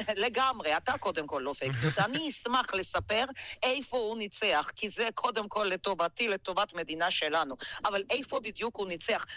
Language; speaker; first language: Hebrew; non-native, fluent; Georgian